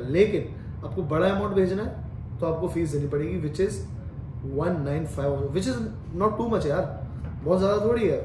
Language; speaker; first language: Hindi; native; Hindi